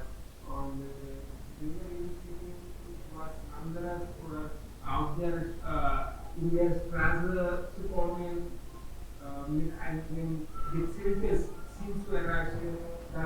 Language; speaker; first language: German; non-native, learner; Hindi